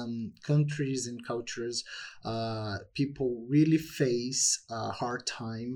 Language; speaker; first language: English; non-native, fluent; Portuguese